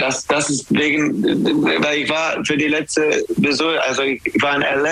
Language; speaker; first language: German; non-native, learner; English